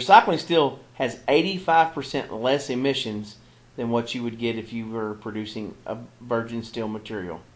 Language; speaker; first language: English; native; English